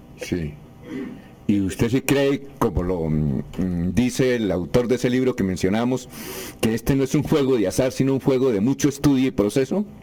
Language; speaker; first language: Spanish; native; Spanish